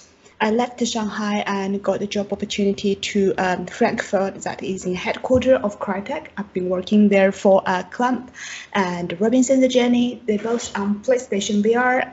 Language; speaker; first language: English; non-native, fluent; Chinese